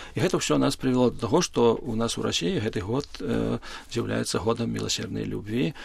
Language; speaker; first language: Belarusian; native; Belarusian